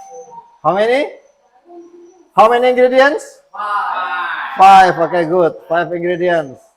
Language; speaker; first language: English; non-native, fluent; Indonesian